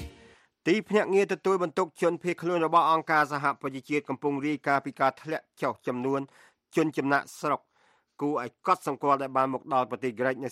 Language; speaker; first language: Khmer; native; Khmer